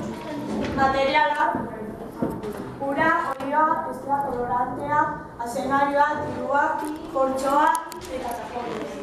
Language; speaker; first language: Basque; non-native, local second language; Spanish